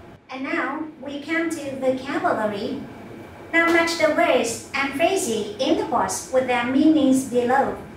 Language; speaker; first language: English; non-native, fluent; Vietnamese